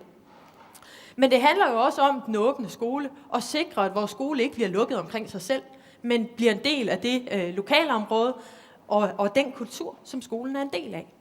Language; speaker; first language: Danish; native; Danish